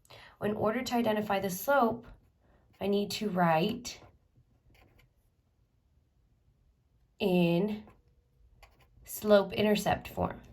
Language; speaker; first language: English; native; English